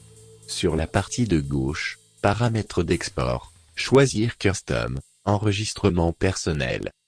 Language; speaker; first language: French; native; French